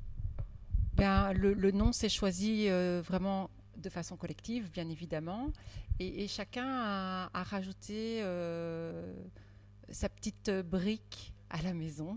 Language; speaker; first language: French; native; French